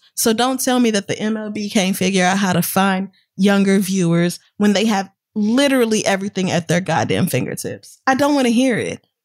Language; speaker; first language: English; native; English